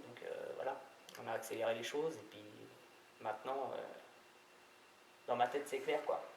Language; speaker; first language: French; native; French